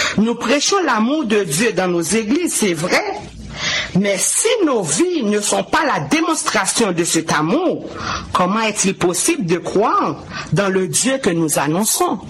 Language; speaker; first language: French; non-native, local second language; Haitian Creole